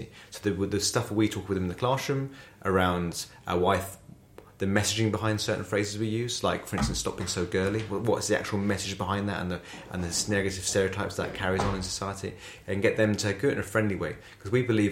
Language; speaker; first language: English; native; English